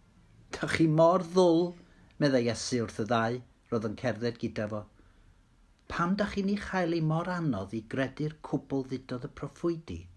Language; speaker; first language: Welsh; native; Welsh